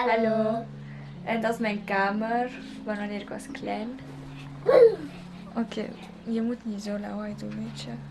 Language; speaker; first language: Dutch; early bilingual, other home language; Romanian